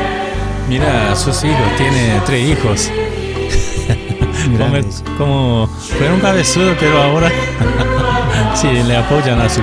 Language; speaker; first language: Spanish; non-native, fluent; Korean